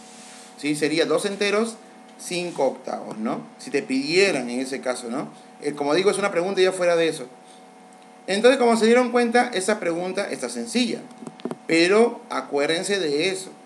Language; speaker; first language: Spanish; native; Spanish